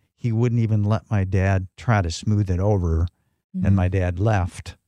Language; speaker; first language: English; native; English